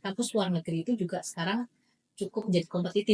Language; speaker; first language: Indonesian; native; Indonesian